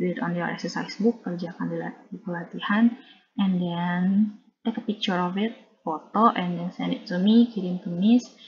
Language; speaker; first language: English; non-native, fluent; Indonesian